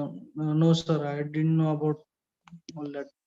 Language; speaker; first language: English; non-native, learner; Marathi